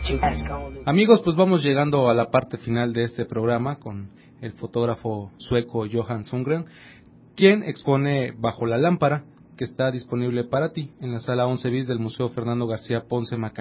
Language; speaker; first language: Spanish; native; Spanish